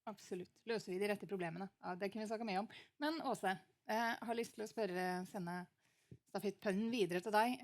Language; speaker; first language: Norwegian; native; Norwegian